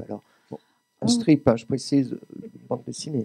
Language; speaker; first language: French; native; French